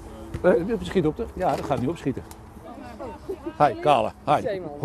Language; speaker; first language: Dutch; native; Dutch